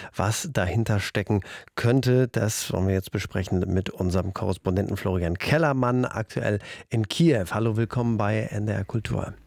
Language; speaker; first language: German; native; German